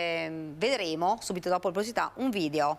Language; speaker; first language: Italian; native; Italian